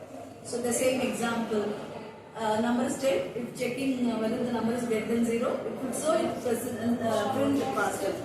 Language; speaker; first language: English; non-native, local second language; Tamil